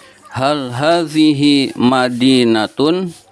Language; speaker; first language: Arabic; non-native, fluent; Indonesian